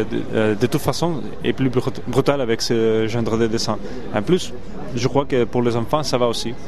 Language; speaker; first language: French; non-native, fluent; Spanish